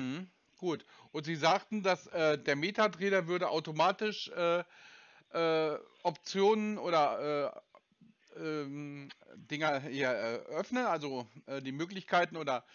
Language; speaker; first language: German; native; German